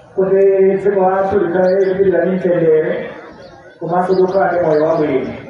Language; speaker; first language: Nyanja; native; Nyanja